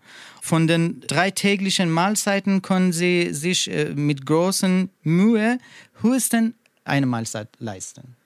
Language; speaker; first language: German; non-native, learner; Persian